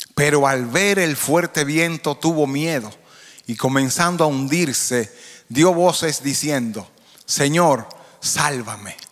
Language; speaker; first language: Spanish; native; Spanish